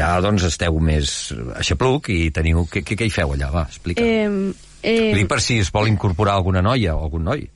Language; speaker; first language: Catalan; native; Catalan